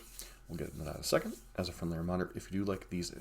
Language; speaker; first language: English; native; English